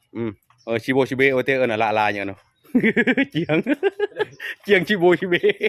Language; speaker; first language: Thai; non-native, local second language; Northeastern Thai